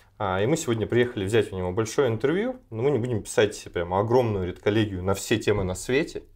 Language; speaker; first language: Russian; native; Russian